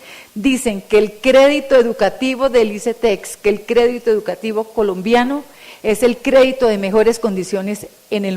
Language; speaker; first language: Spanish; native; Spanish